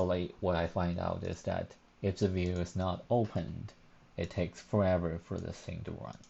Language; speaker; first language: English; non-native, fluent; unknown